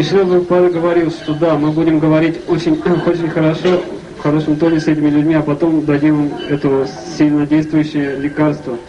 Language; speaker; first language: Russian; native; Russian